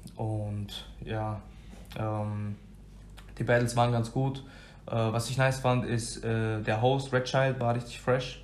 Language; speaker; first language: German; early bilingual, other home language; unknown